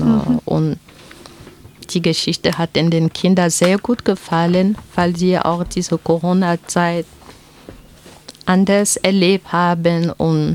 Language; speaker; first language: German; non-native, fluent; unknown